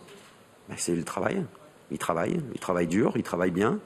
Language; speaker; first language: French; native; French